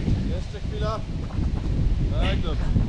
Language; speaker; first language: Polish; native; Polish